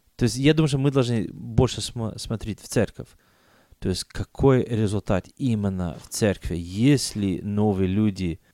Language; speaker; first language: Russian; non-native, fluent; English